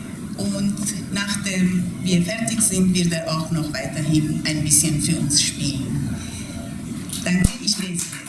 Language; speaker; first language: German; non-native, fluent; Persian